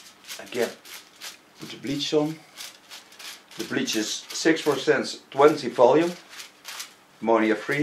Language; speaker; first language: English; non-native, fluent; Dutch